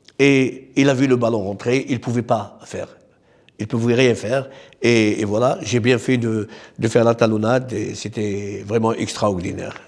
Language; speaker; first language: French; non-native, local second language; Arabic